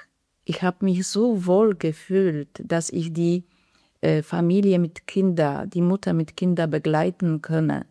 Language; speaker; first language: German; non-native, fluent; Polish